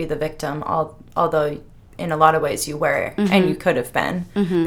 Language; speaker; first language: English; native; English